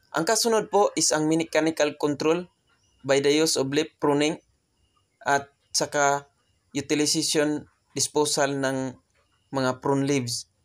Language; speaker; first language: Filipino; non-native, local second language; Cebuano